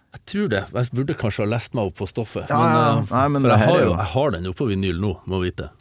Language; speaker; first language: Norwegian; native; Norwegian